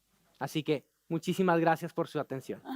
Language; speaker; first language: Spanish; native; Spanish